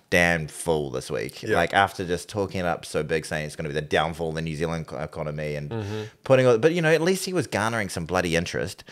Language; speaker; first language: English; native; English